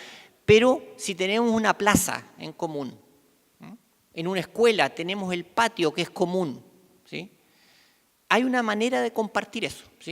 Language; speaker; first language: Spanish; native; Spanish